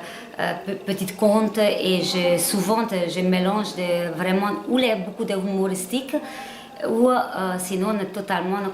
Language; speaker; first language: French; non-native, learner; Hungarian